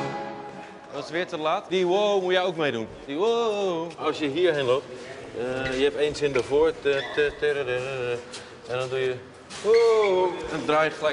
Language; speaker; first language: Dutch; native; Dutch